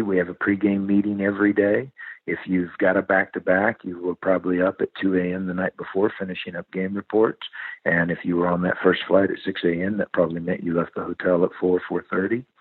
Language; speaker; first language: English; native; English